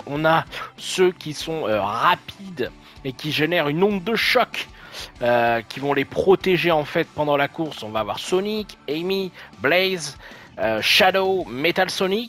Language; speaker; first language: French; native; French